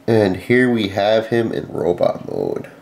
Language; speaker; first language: English; native; English